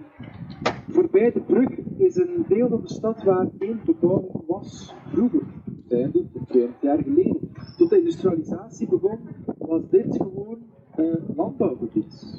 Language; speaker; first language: Dutch; native; Dutch